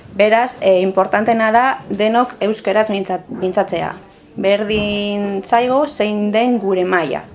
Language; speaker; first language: Basque; non-native, local second language; Spanish